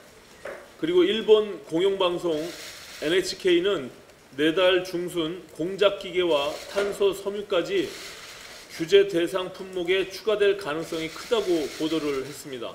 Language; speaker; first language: Korean; native; Korean